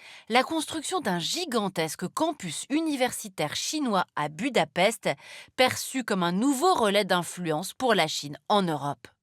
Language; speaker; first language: French; native; French